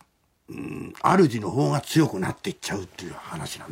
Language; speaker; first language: Japanese; native; Japanese